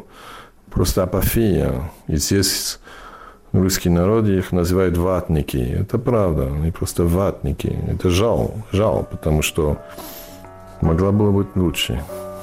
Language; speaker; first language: Russian; non-native, fluent; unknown